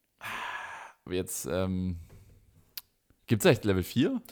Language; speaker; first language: German; native; German